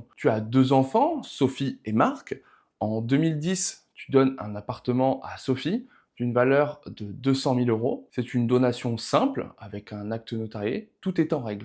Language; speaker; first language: French; native; French